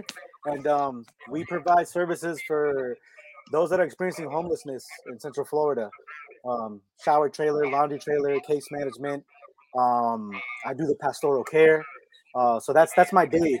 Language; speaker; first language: English; early bilingual, other home language; Spanish